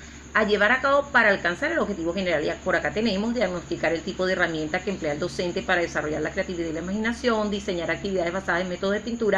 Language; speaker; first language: Spanish; native; Spanish